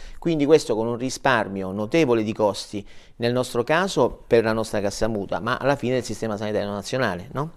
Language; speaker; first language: Italian; native; Italian